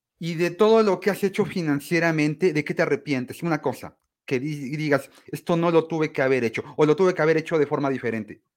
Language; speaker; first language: Spanish; native; Spanish